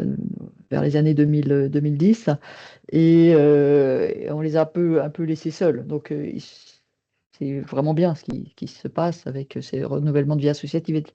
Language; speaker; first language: French; native; French